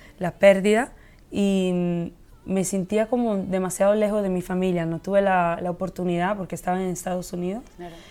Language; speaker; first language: Spanish; early bilingual, heritage; Spanish